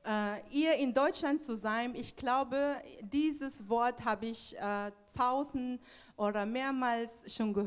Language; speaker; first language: German; non-native, fluent; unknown